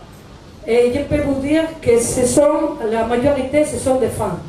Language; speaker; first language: French; non-native, learner; Spanish